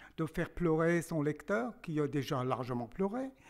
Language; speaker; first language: French; non-native, local second language; Armenian